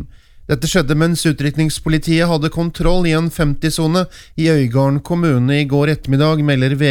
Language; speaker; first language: Norwegian; native; Norwegian